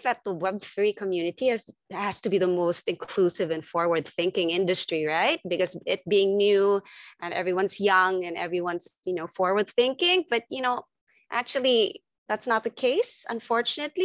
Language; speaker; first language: English; non-native, local second language; Filipino